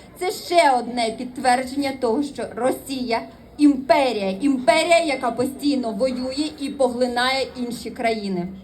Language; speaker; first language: Ukrainian; native; Ukrainian